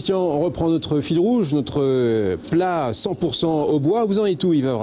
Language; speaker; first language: French; native; French